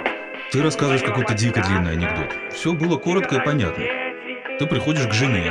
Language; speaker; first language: Russian; native; Russian